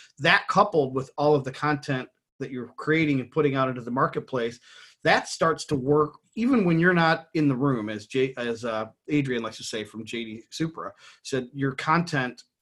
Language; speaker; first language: English; native; English